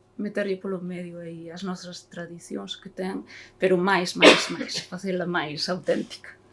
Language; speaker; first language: Galician; native; Galician